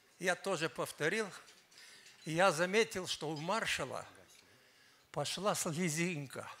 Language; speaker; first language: Russian; non-native, fluent; Armenian